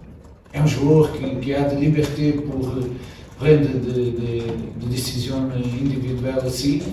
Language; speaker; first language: French; non-native, learner; Portuguese